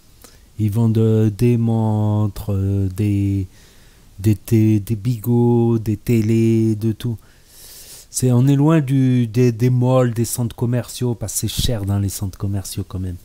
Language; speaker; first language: French; early bilingual, other home language; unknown